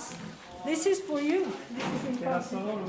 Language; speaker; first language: English; non-native, learner; Italian